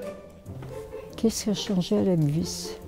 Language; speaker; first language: French; native; French